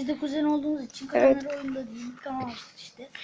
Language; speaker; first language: Turkish; native; Turkish